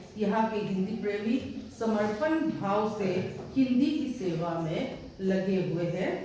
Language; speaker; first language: Hindi; non-native, local second language; Mizo